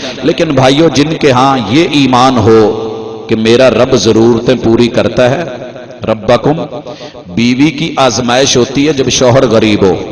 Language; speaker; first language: Urdu; non-native, local second language; Punjabi